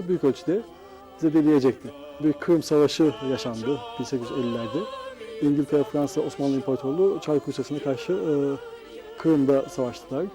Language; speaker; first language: Turkish; native; Turkish